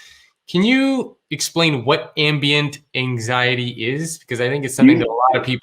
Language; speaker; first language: English; native; English